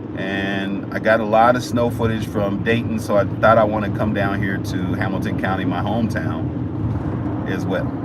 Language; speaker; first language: English; native; English